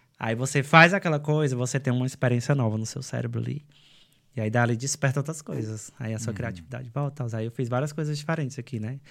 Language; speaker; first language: Portuguese; native; Portuguese